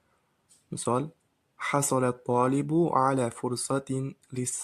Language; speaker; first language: Arabic; non-native, learner; Uzbek